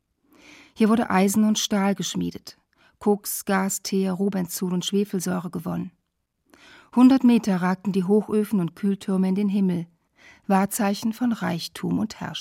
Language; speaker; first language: German; native; German